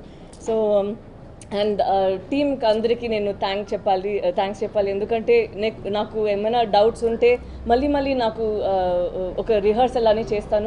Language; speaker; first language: Telugu; non-native, fluent; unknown